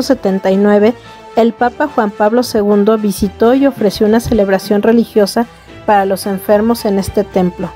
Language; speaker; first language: Spanish; native; Spanish